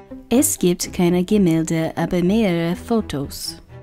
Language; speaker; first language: German; non-native, fluent; English